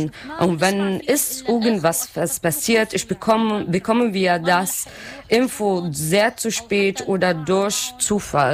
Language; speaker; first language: German; non-native, learner; Arabic